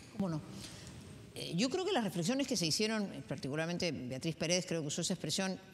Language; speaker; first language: Spanish; native; Spanish